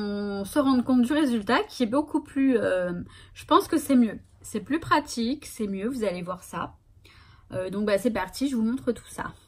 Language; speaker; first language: French; native; French